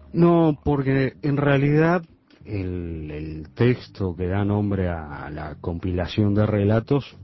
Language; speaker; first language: Spanish; native; Spanish